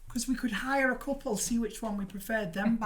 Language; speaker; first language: English; native; English